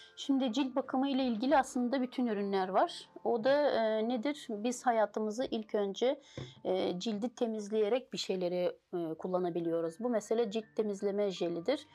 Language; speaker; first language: Turkish; non-native, fluent; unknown